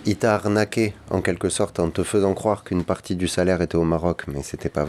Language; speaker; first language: French; native; French